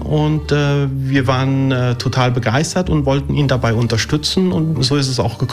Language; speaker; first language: German; early bilingual, other home language; Italian